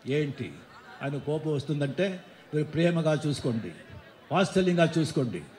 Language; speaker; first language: Telugu; non-native, local second language; Marathi